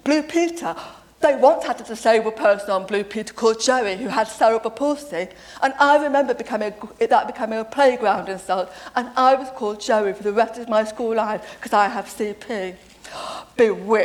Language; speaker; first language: English; native; English